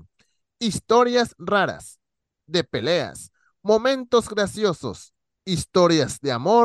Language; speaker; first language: Spanish; native; Spanish